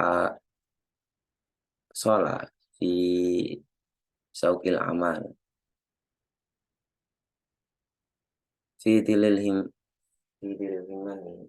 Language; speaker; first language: Arabic; non-native, learner; Indonesian